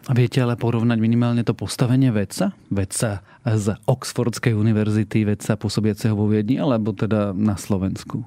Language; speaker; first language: Slovak; native; Slovak